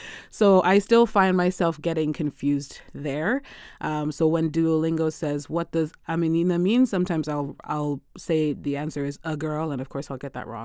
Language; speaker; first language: English; native; English